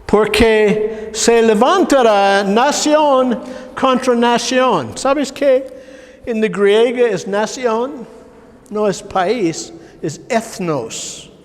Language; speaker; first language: Spanish; non-native, learner; English